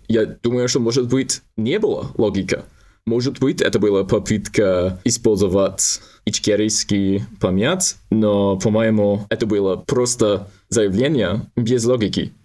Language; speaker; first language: Russian; non-native, learner; English